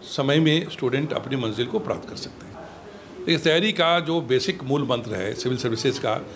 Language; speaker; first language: Hindi; native; Hindi